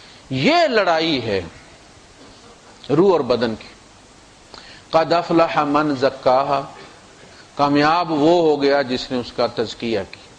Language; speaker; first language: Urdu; non-native, local second language; Punjabi